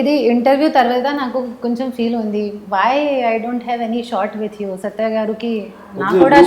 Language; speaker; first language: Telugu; non-native, learner; Hindi